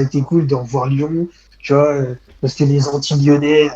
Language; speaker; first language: French; native; French